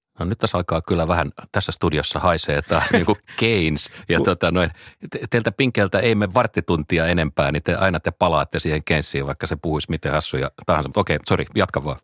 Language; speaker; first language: Finnish; native; Finnish